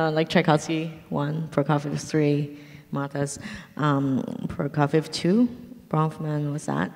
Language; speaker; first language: English; early bilingual, other home language; Chinese